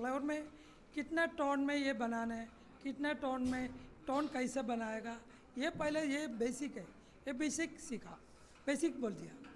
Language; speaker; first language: Hindi; non-native, learner; Malayalam